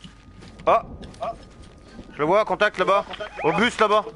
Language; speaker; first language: French; native; French